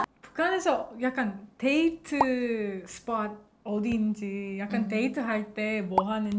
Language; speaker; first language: Korean; non-native, fluent; English